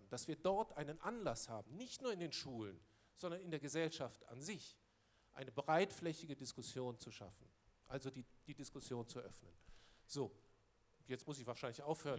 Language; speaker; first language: German; non-native, local second language; Luxembourgish